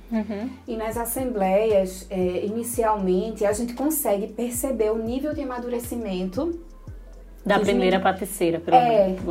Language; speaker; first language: Portuguese; native; Portuguese